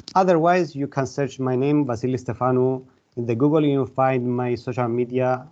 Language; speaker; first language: English; non-native, fluent; Greek